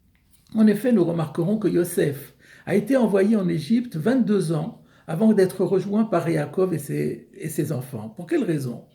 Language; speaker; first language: French; native; French